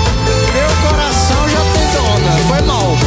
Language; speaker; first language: Portuguese; native; Portuguese